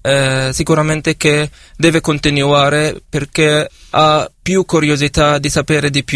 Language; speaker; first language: Italian; non-native, fluent; Arabic